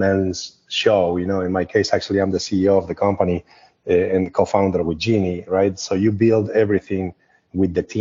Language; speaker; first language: English; non-native, fluent; Spanish